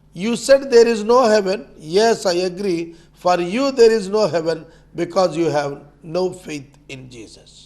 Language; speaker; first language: English; non-native, local second language; Telugu